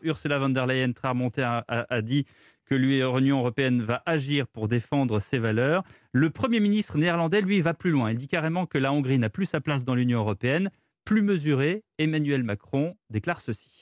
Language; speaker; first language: French; native; French